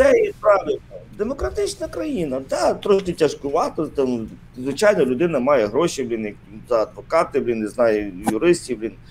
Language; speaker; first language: Ukrainian; native; Ukrainian